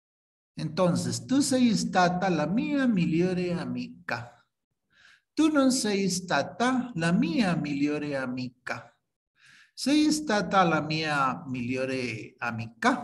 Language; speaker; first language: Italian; non-native, fluent; Spanish